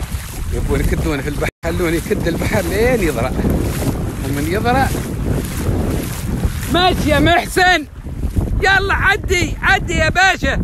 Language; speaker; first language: Arabic; native; Arabic